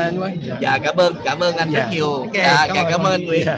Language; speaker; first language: Vietnamese; native; Vietnamese